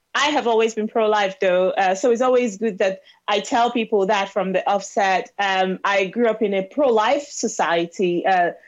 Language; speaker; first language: English; non-native, local second language; Igbo